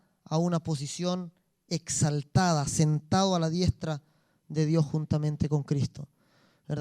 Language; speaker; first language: Spanish; native; Spanish